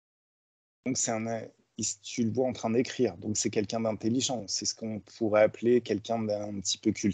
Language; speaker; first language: French; native; French